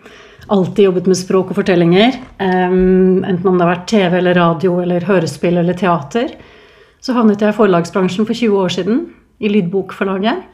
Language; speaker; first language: Norwegian; native; Norwegian